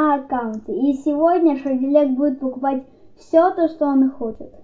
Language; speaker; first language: Russian; native; Russian